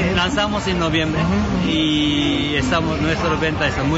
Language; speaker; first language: Spanish; non-native, learner; Japanese